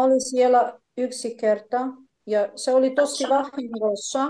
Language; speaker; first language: Finnish; non-native, fluent; Polish